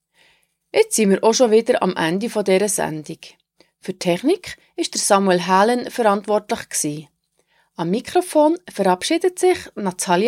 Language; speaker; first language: German; native; German